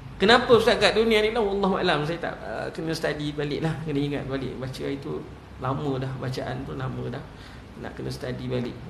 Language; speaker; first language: Malay; native; Malay